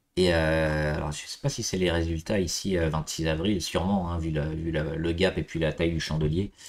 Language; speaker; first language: French; native; French